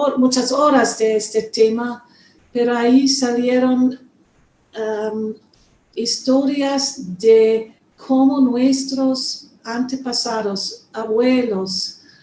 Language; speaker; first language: Spanish; non-native, fluent; German